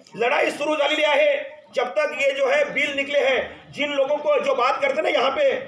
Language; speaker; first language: Hindi; non-native, local second language; Marathi